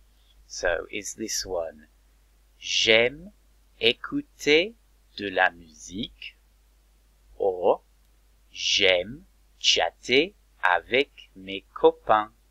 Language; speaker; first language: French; non-native, fluent; English